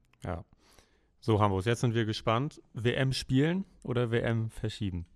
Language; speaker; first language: German; native; German